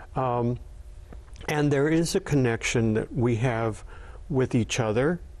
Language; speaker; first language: English; native; English